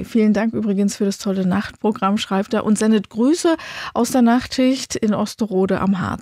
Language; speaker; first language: German; native; German